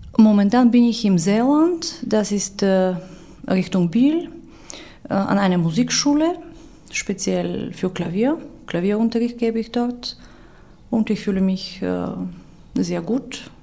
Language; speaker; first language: German; non-native, fluent; Bulgarian